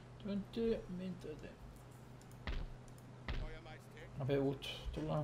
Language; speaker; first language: Icelandic; non-native, learner; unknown